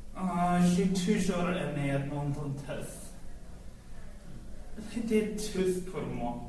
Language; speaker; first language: French; non-native, learner; English